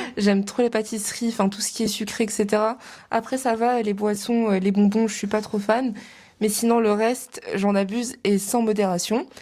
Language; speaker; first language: French; native; French